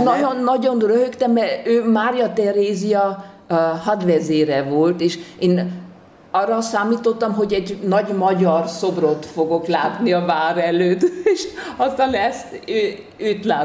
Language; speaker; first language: Hungarian; non-native, fluent; German